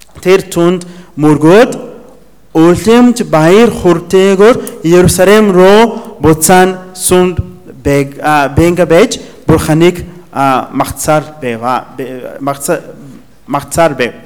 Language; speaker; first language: Mongolian; non-native, fluent; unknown